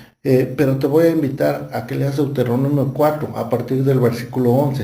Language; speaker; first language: Spanish; native; Spanish